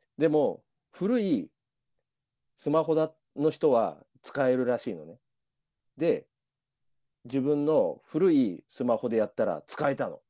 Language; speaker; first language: Japanese; native; Japanese